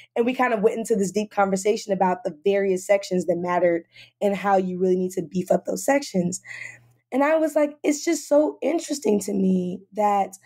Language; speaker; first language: English; native; English